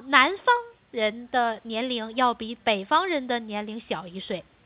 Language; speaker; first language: Chinese; native; Chinese